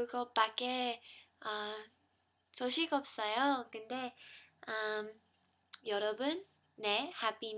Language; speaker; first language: Korean; non-native, learner; English